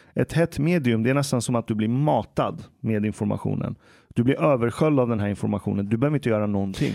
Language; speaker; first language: Swedish; native; Swedish